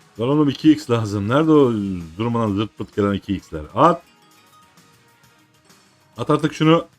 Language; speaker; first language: Turkish; native; Turkish